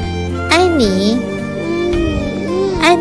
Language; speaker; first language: Chinese; native; Chinese